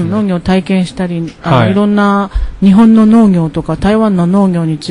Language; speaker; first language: Japanese; native; Japanese